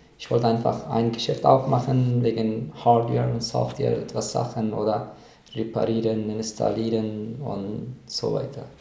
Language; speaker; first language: German; non-native, learner; Persian